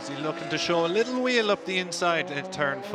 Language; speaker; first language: English; native; English